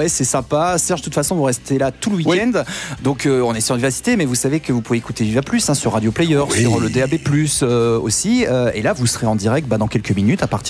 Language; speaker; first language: French; native; French